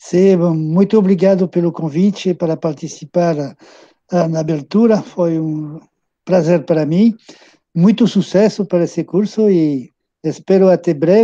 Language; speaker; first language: Portuguese; non-native, fluent; French